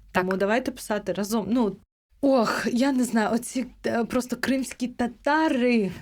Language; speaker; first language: Ukrainian; non-native, local second language; Crimean Tatar